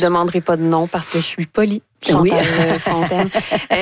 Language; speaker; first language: French; native; French